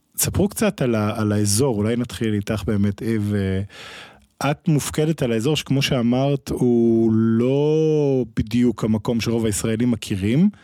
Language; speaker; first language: Hebrew; native; Hebrew